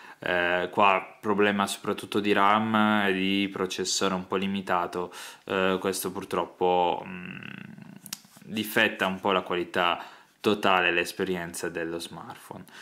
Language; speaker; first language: Italian; native; Italian